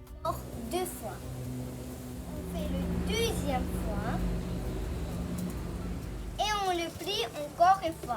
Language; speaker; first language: French; early bilingual, heritage; French